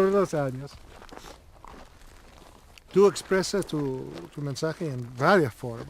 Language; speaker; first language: Spanish; non-native, learner; English